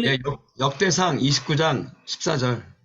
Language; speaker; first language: Korean; native; Korean